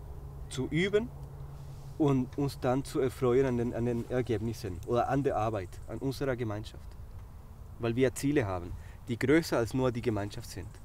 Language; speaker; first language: German; native; German